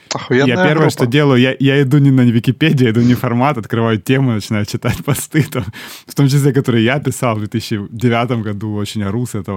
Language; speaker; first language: Russian; native; Russian